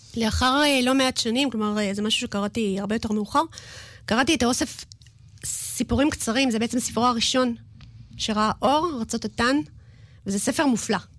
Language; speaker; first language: Hebrew; early bilingual, other home language; Russian